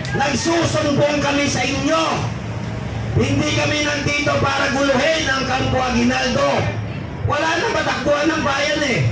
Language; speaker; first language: Filipino; native; Filipino